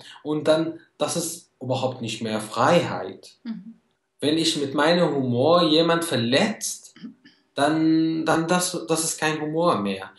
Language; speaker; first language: German; non-native, fluent; Arabic